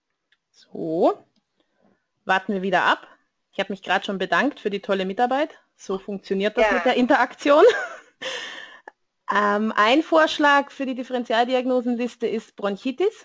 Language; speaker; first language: German; native; German